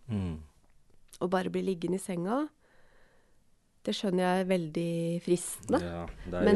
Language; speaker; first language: Norwegian; native; Norwegian